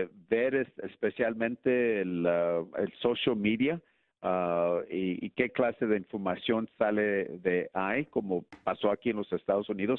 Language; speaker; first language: Spanish; early bilingual, heritage; Spanish